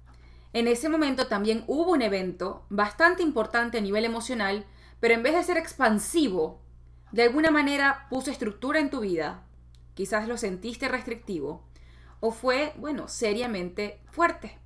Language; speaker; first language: Spanish; native; Spanish